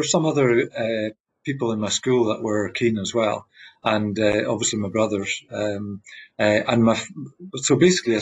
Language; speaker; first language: English; native; English